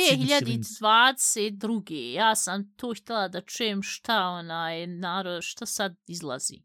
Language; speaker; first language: Bosnian; early bilingual, heritage; Bosnian